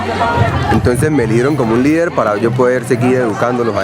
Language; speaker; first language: Spanish; native; Spanish